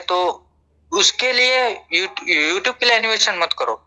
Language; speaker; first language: Hindi; non-native, local second language; Gujarati